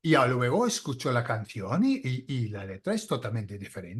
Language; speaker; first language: Spanish; non-native, fluent; English